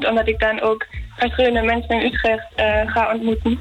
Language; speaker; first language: Dutch; non-native, fluent; German